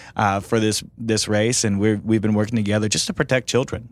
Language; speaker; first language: English; native; English